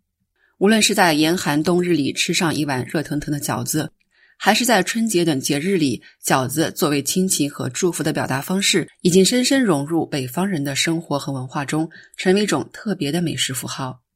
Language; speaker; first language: Chinese; native; Chinese